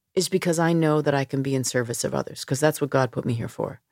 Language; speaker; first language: English; native; English